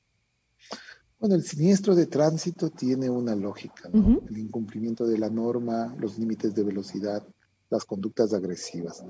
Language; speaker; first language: Spanish; native; Spanish